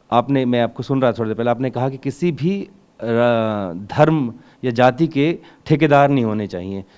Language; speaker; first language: Hindi; native; Hindi